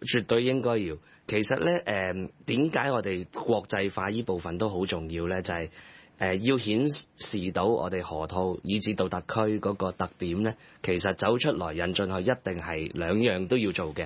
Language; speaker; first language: Cantonese; native; Cantonese